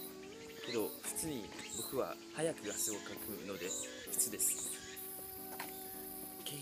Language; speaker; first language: Japanese; non-native, fluent; French